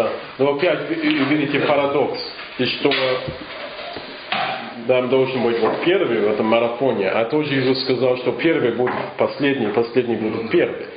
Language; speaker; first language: Russian; non-native, fluent; English